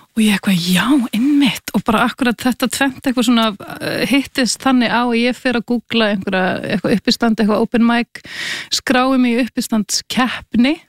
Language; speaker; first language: Icelandic; native; Icelandic